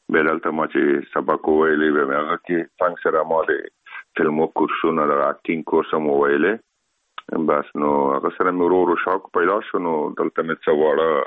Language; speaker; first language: Pashto; native; Pashto